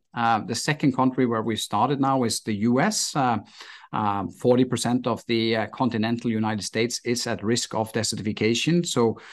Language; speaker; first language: English; non-native, fluent; Norwegian